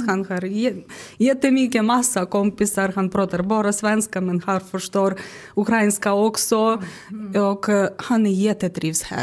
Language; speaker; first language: Swedish; non-native, learner; Ukrainian